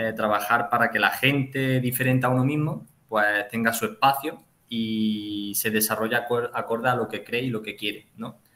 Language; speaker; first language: Spanish; native; Spanish